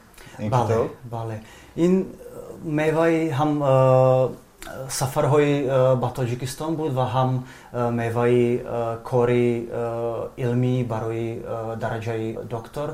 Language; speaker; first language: Persian; non-native, fluent; Czech